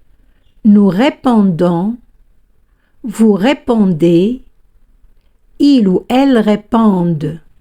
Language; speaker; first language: French; non-native, fluent; Spanish